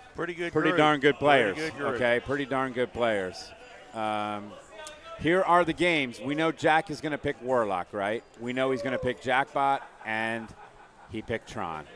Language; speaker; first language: English; native; English